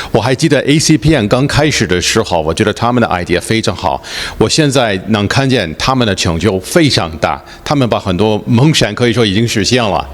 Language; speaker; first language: Chinese; early bilingual, heritage; Chinese